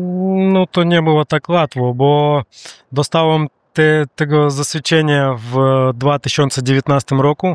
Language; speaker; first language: Polish; non-native, learner; Russian